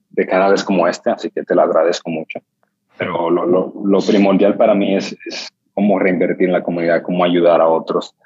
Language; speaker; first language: Spanish; native; Spanish